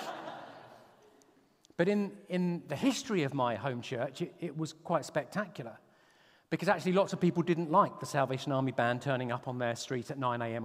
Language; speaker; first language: English; native; English